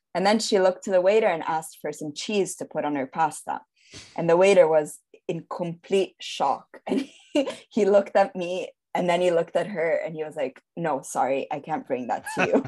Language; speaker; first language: English; early bilingual, heritage; Italian